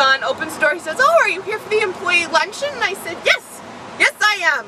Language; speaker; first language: English; native; English